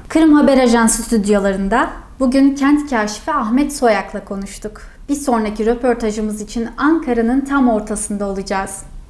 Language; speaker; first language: Turkish; native; Turkish